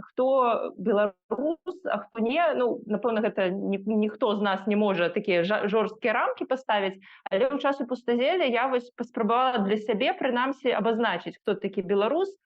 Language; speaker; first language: Belarusian; non-native, local second language; Russian